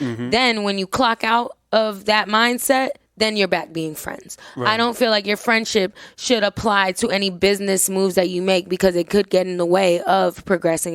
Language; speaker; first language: English; native; English